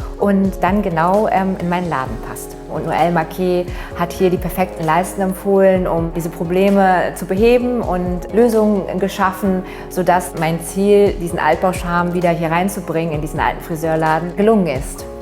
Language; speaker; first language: German; native; German